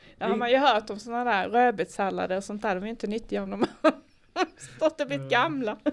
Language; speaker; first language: Swedish; native; Swedish